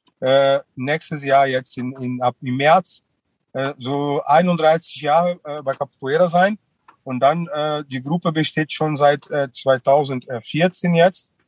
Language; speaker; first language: German; non-native, fluent; Portuguese